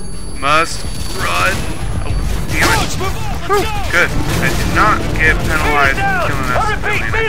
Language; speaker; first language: English; native; English